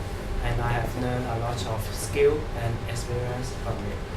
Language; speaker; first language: English; non-native, learner; Cantonese